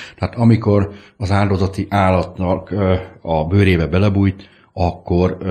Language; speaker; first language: Hungarian; native; Hungarian